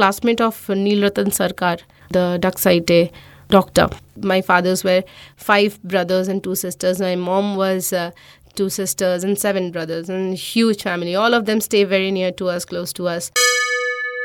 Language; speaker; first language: English; non-native, local second language; Bangla